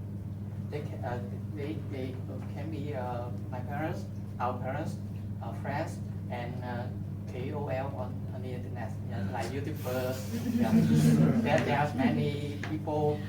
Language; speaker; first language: English; non-native, learner; Vietnamese